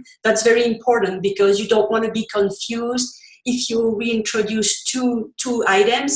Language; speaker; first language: English; non-native, fluent; French